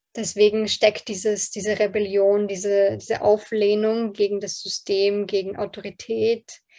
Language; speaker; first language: German; early bilingual, other home language; Polish